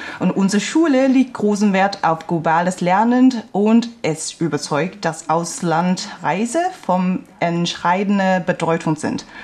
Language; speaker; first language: German; non-native, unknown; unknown